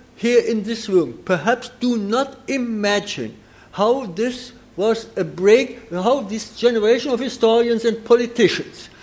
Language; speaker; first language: English; non-native, fluent; German